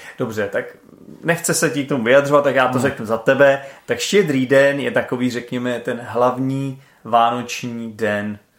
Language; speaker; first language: Czech; native; Czech